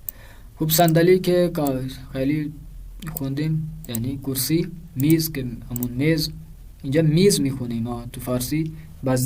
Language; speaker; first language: Persian; non-native, fluent; Urdu